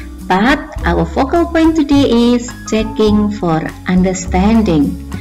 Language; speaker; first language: English; non-native, fluent; Indonesian